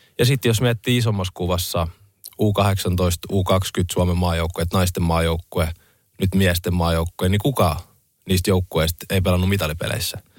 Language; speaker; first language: Finnish; early bilingual, other home language; Estonian